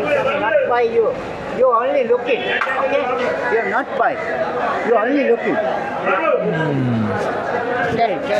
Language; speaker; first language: English; non-native, local second language; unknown